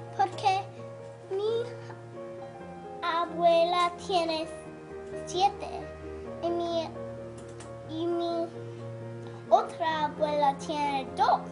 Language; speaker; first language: Spanish; non-native, learner; English